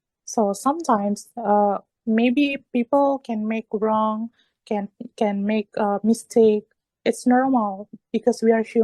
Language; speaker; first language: English; non-native, learner; Indonesian